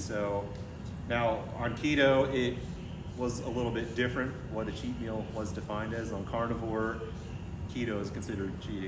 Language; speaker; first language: English; native; English